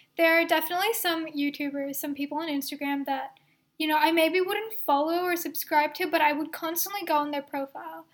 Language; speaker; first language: English; early bilingual, other home language; Hindi